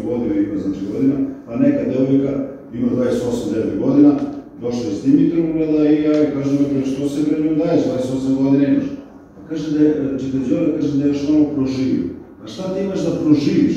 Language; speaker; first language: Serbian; early bilingual, heritage; Serbian